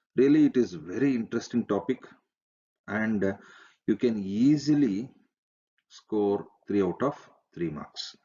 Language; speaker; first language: English; non-native, local second language; Kannada